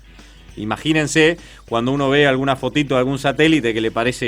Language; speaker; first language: Spanish; native; Spanish